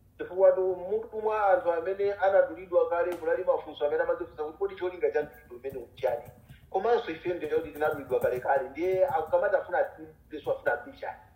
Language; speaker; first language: Nyanja; non-native, local second language; Tumbuka